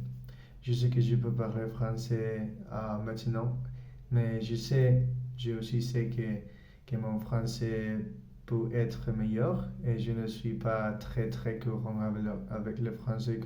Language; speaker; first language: French; non-native, learner; Spanish